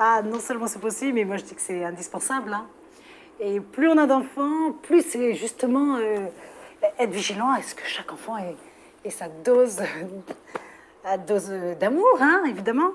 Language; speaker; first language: French; native; French